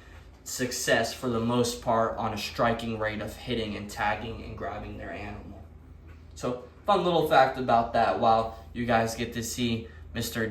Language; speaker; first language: English; native; English